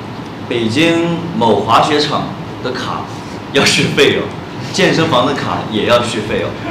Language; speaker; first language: Chinese; native; Chinese